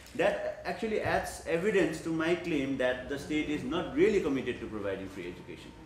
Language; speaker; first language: English; non-native, local second language; Nepali